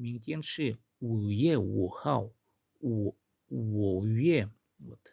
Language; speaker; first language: Chinese; non-native, fluent; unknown